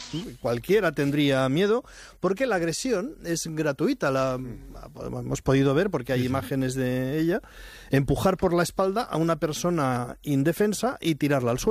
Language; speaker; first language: Spanish; native; Spanish